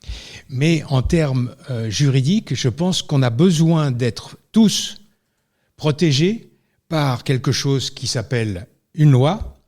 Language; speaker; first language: French; native; French